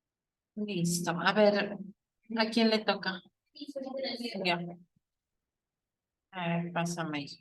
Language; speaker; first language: Spanish; native; Spanish